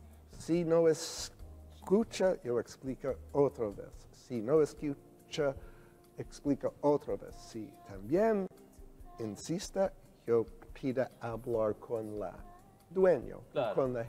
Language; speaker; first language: Spanish; non-native, learner; English